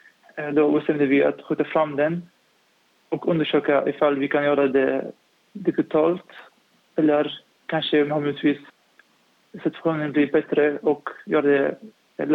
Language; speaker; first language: Swedish; non-native, fluent; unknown